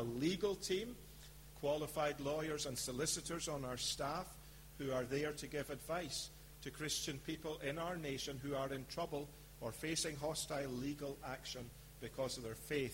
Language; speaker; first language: English; native; English